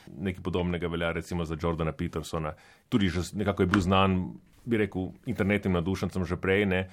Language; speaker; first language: Slovenian; native; Slovenian